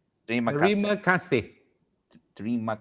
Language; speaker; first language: Indonesian; non-native, learner; Russian